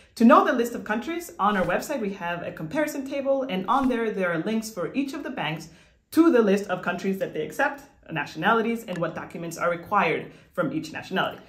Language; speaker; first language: English; non-native, fluent; Spanish